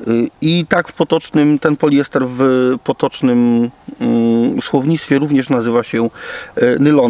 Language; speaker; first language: Polish; native; Polish